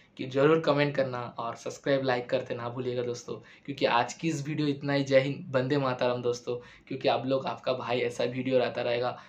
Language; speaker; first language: Hindi; non-native, local second language; Bangla